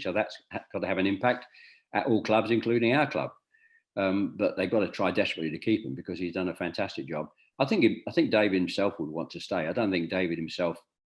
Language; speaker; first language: English; native; English